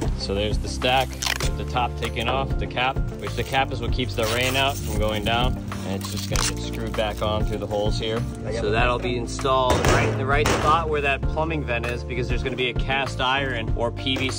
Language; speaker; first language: English; native; English